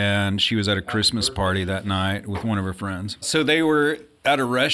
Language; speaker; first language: English; native; English